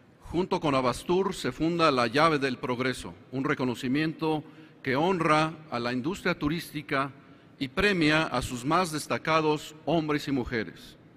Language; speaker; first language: Spanish; native; Spanish